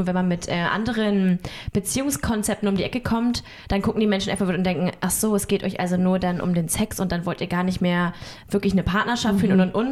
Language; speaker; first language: German; native; German